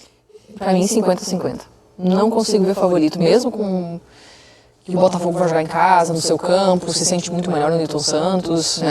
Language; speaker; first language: Portuguese; native; Portuguese